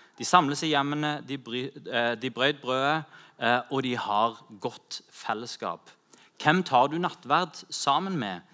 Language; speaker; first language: Norwegian; native; Norwegian